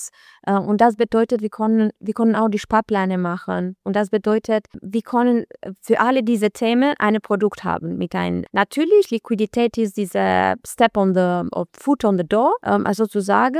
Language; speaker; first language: German; non-native, learner; Albanian